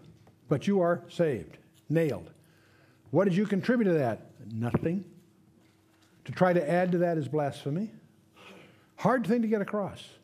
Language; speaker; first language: English; native; English